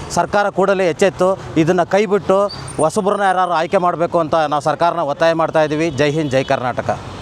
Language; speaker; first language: Kannada; native; Kannada